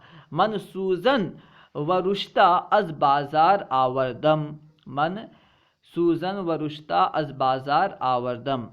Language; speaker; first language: Persian; non-native, fluent; Urdu